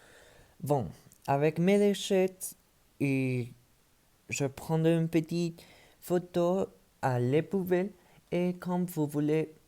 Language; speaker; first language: French; non-native, learner; Spanish